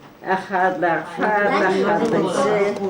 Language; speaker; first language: Hebrew; non-native, fluent; Russian